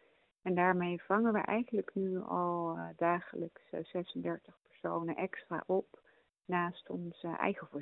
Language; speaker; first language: Dutch; native; Dutch